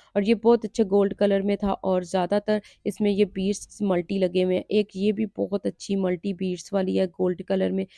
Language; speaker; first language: Urdu; non-native, local second language; Punjabi